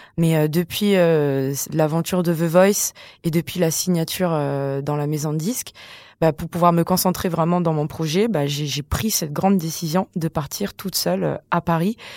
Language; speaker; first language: French; non-native, local second language; Malagasy